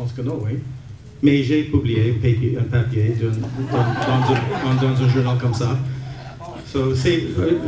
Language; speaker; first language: French; non-native, local second language; English